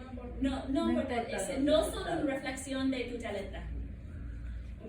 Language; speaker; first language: Spanish; non-native, learner; English